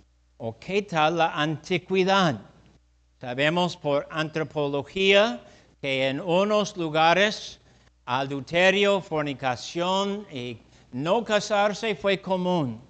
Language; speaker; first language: Spanish; non-native, fluent; English